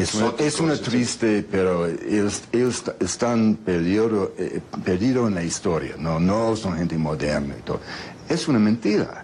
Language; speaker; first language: Spanish; non-native, fluent; English